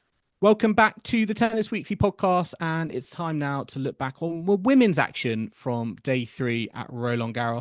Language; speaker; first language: English; native; English